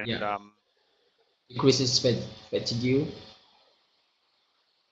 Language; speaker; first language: English; non-native, learner; Indonesian